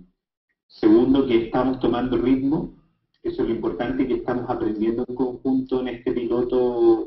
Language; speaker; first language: Spanish; native; Spanish